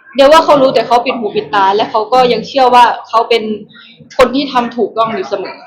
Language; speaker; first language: Thai; early bilingual, other home language; Khmer